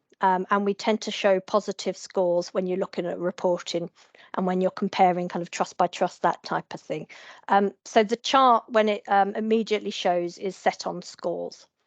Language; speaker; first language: English; native; English